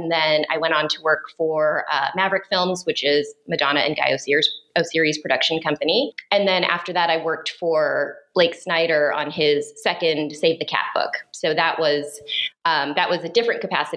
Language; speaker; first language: English; native; English